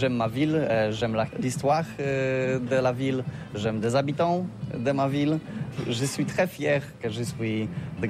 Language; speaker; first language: French; non-native, learner; Polish